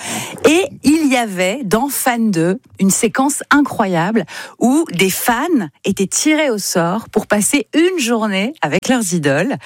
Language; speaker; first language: French; native; French